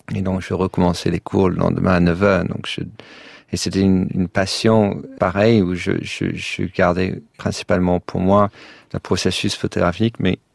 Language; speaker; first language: French; non-native, fluent; English